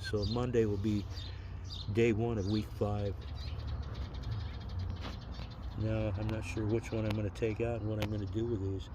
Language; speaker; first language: English; native; English